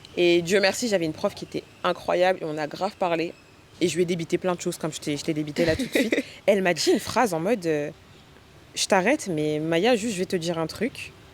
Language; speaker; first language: French; early bilingual, other home language; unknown